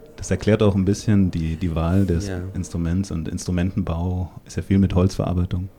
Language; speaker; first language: German; native; German